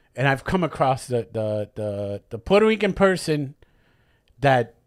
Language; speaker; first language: English; non-native, local second language; Spanish